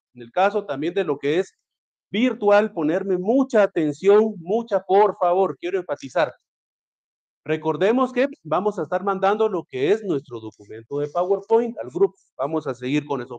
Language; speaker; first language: Spanish; native; Spanish